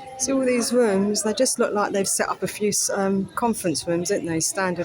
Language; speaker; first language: English; native; English